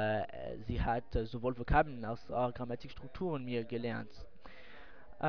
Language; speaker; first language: German; non-native, learner; French